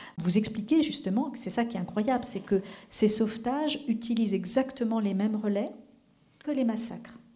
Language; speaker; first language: French; native; French